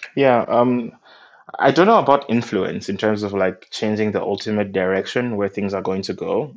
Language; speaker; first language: English; non-native, local second language; Nyanja